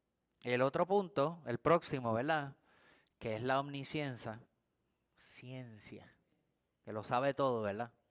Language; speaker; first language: Spanish; native; Spanish